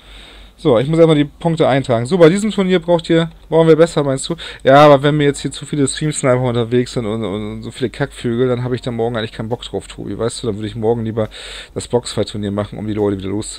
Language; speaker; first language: German; native; German